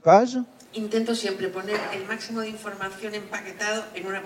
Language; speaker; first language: Spanish; native; Spanish